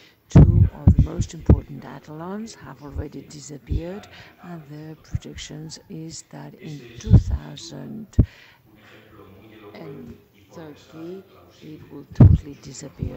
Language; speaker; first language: English; non-native, fluent; Spanish